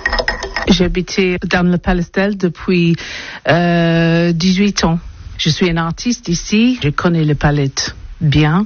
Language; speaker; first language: French; non-native, learner; English